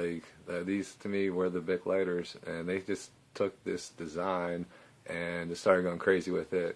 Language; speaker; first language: English; native; English